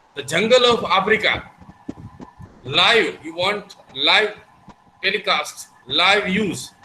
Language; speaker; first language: English; non-native, local second language; Gujarati